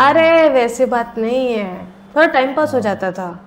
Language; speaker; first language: Hindi; native; Hindi